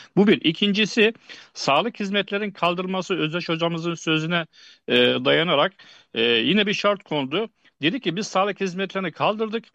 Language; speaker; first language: Turkish; non-native, fluent; Arabic